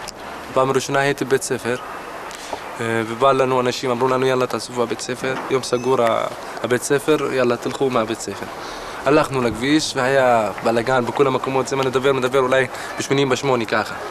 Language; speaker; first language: Hebrew; non-native, local second language; Arabic